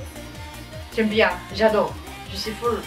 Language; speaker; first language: French; non-native, learner; Japanese